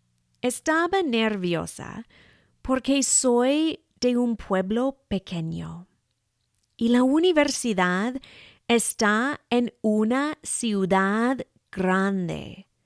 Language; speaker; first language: Spanish; non-native, fluent; English